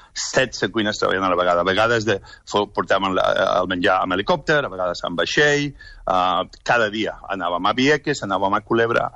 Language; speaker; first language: Catalan; non-native, local second language; Spanish